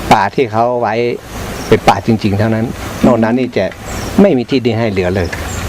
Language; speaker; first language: Thai; non-native, local second language; Hmong